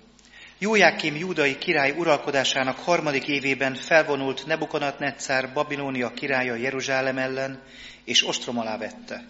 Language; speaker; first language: Hungarian; native; Hungarian